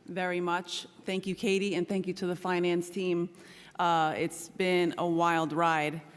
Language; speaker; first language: English; native; English